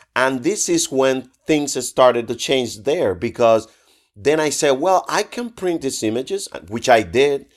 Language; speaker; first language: English; non-native, fluent; Spanish